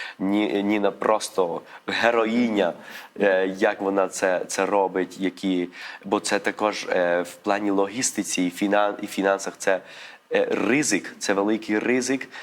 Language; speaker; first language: Ukrainian; early bilingual, heritage; Ukrainian